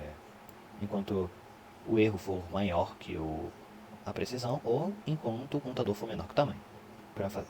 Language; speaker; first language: Portuguese; native; Portuguese